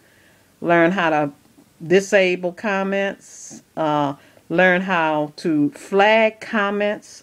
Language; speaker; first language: English; native; English